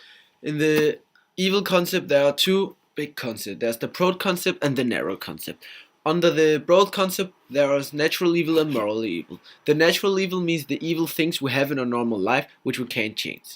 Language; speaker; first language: English; non-native, fluent; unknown